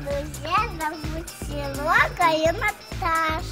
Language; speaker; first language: Russian; early bilingual, heritage; Russian